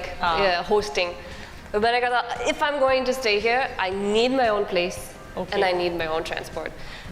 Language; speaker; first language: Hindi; non-native, learner; English